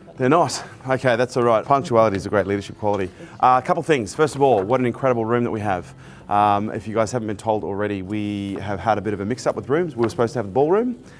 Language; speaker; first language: English; native; English